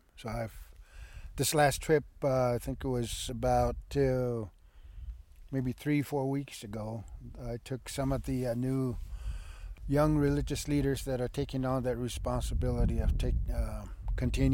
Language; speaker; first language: English; early bilingual, other home language; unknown